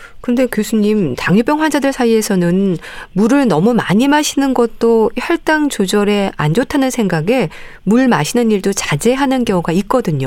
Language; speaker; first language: Korean; native; Korean